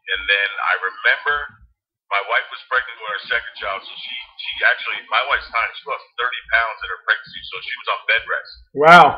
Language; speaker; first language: English; native; English